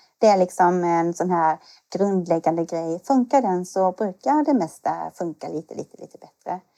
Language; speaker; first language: Swedish; native; Swedish